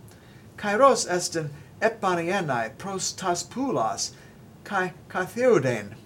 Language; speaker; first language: Greek; non-native, learner; English